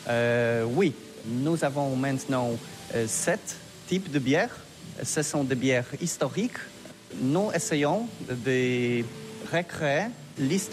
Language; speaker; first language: French; non-native, learner; Polish